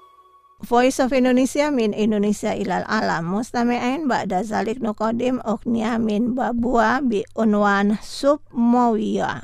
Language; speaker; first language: Arabic; non-native, fluent; Indonesian